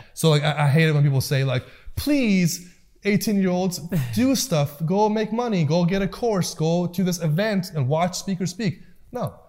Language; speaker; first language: English; early bilingual, other home language; Persian